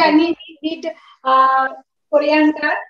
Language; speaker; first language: English; non-native, learner; Bangla